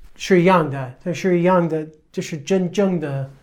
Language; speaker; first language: Chinese; non-native, fluent; English